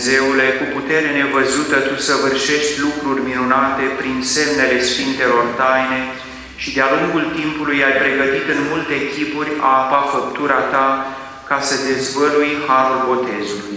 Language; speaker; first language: Romanian; native; Romanian